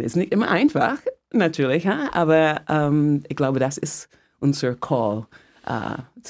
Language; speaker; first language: German; non-native, fluent; English